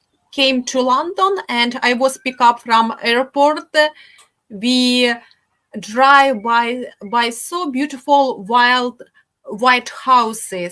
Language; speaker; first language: English; non-native, fluent; Ukrainian